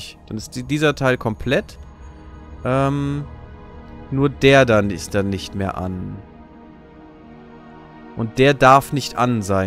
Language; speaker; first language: German; native; German